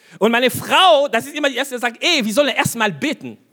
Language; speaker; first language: German; non-native, fluent; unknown